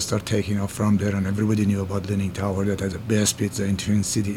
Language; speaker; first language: English; non-native, fluent; Persian